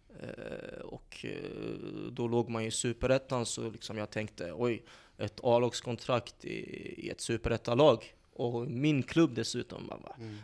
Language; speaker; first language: Swedish; early bilingual, other home language; Bosnian